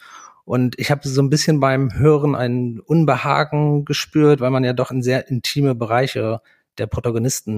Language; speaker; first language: German; native; German